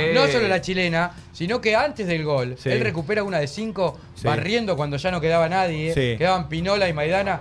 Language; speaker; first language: Spanish; native; Spanish